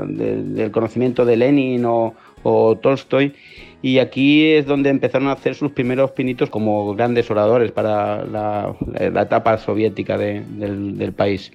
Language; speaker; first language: Spanish; native; Spanish